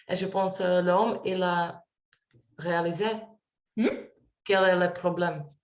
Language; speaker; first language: French; non-native, learner; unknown